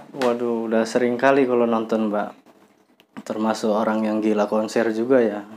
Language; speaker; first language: Indonesian; native; Indonesian